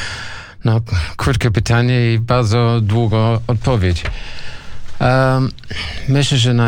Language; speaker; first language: Polish; non-native, fluent; English